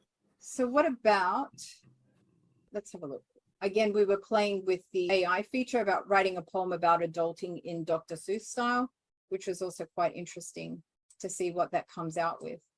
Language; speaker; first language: English; native; English